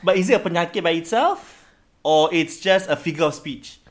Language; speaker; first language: English; non-native, local second language; Malay